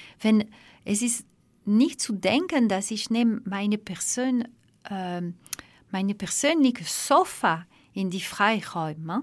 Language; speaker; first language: German; non-native, learner; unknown